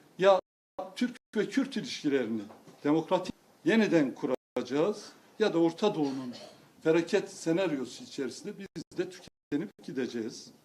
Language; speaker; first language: Turkish; non-native, local second language; Kurdish